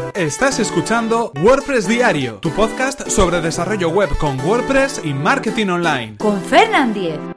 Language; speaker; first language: Spanish; native; Spanish